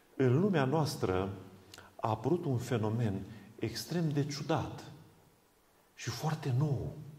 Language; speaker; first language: Romanian; non-native, local second language; Hungarian